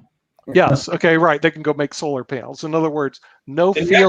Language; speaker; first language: English; native; English